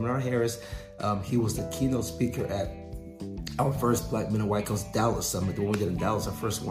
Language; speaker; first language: English; native; English